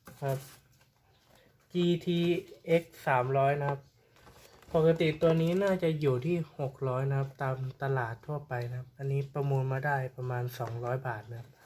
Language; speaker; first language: Thai; native; Thai